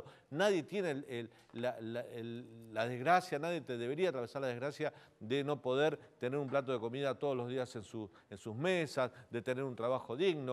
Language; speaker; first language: Spanish; native; Spanish